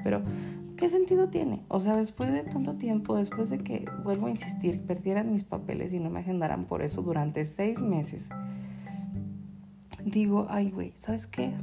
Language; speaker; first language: Spanish; native; Spanish